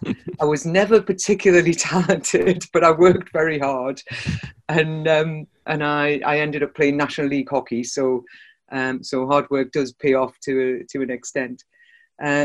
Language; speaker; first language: English; native; English